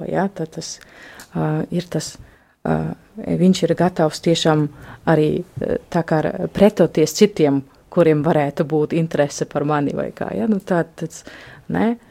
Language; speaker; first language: Latvian; non-native, fluent; German